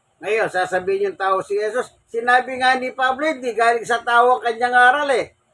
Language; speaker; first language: Filipino; native; Filipino